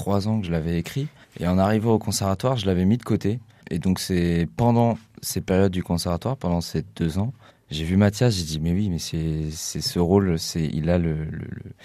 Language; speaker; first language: French; native; French